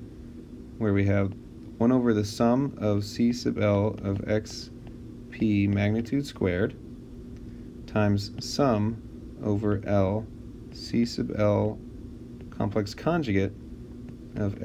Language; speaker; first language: English; native; English